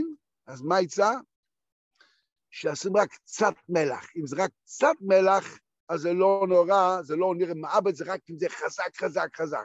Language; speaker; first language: Hebrew; non-native, fluent; Yiddish